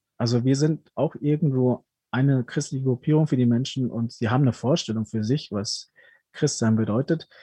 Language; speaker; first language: German; early bilingual, other home language; Spanish